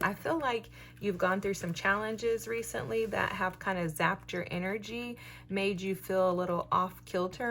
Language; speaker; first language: English; native; English